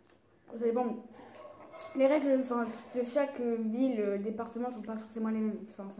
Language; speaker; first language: French; native; French